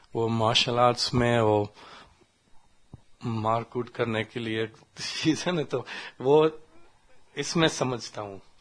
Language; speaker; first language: Hindi; non-native, learner; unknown